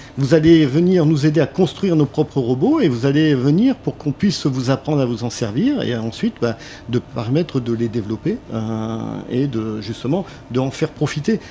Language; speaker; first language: French; native; French